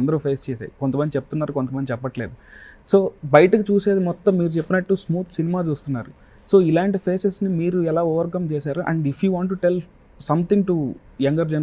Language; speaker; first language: Telugu; native; Telugu